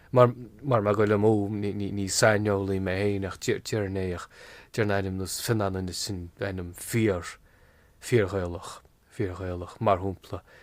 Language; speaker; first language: Irish; native; Irish